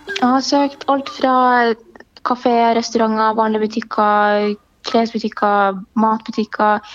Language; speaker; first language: Norwegian; early bilingual, other home language; Arabic